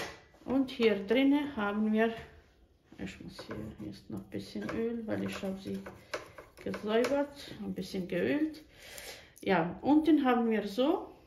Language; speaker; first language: German; non-native, fluent; Bosnian